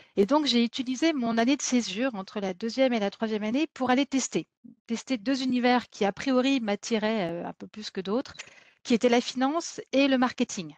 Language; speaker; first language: French; native; French